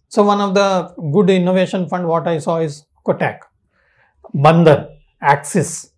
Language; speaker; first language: English; non-native, local second language; Telugu